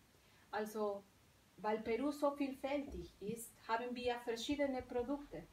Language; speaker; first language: German; non-native, fluent; Spanish